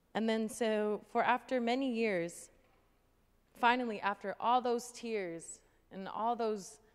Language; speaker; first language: English; native; English